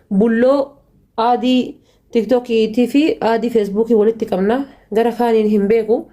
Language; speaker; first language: Oromo; early bilingual, heritage; Oromo